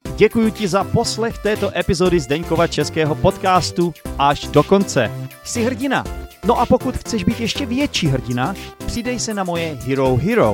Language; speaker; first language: Czech; native; Czech